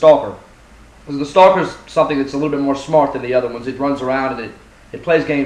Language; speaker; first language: English; native; English